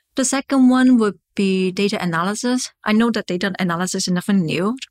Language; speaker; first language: English; non-native, local second language; Cantonese